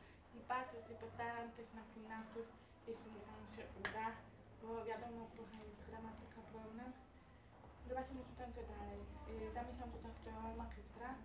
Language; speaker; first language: Polish; non-native, local second language; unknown